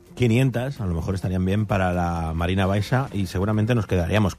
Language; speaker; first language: Spanish; native; Spanish